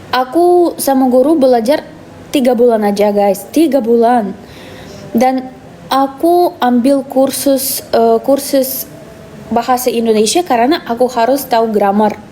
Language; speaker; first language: Indonesian; non-native, fluent; Russian